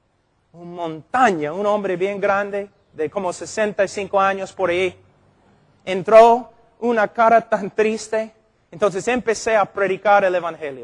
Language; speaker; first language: Spanish; non-native, fluent; English